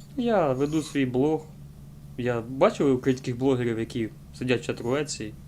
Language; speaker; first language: Ukrainian; non-native, local second language; Russian